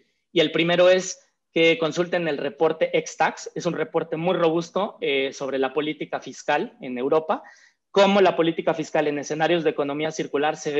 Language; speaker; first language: Spanish; native; Spanish